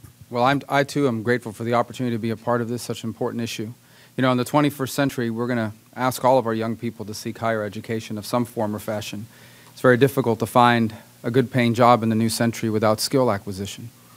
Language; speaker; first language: English; native; English